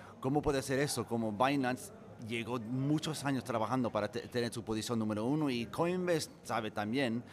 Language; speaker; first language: Spanish; non-native, fluent; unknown